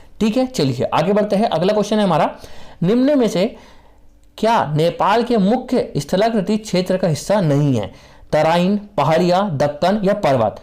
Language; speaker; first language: Hindi; native; Hindi